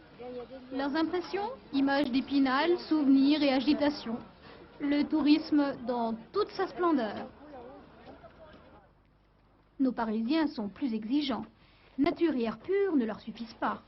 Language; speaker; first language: French; native; French